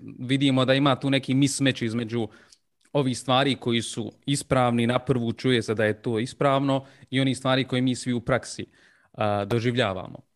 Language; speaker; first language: Croatian; early bilingual, heritage; Bosnian